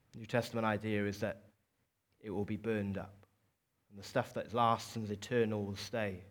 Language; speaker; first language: English; native; English